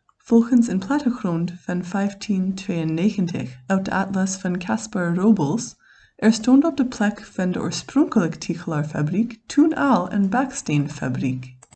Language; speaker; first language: Dutch; non-native, fluent; English